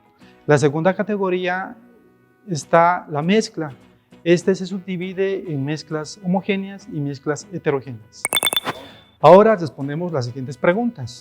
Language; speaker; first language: Spanish; native; Spanish